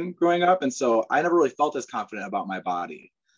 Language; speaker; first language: English; native; English